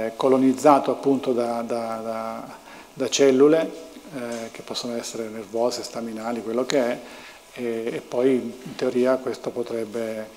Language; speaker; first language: Italian; native; Italian